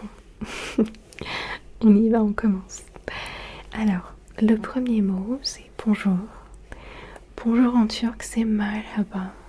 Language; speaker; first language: French; early bilingual, other home language; Turkish